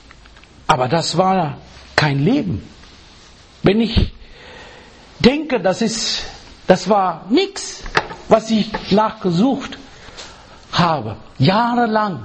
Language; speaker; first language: German; non-native, learner; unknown